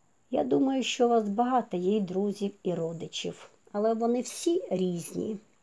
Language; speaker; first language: Ukrainian; native; Ukrainian